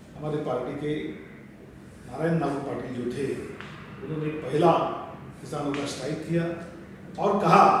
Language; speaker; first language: Hindi; non-native, local second language; Marathi